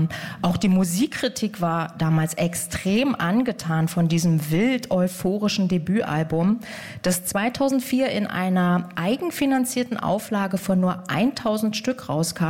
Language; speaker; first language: German; native; German